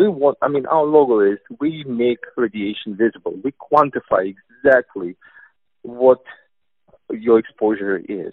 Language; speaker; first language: English; non-native, fluent; Russian